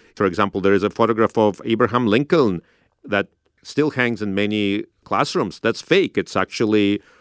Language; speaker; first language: English; non-native, fluent; Russian